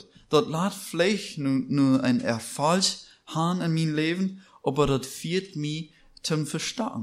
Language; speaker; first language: German; non-native, learner; Plautdietsch